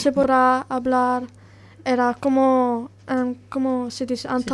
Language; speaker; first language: Spanish; non-native, learner; Italian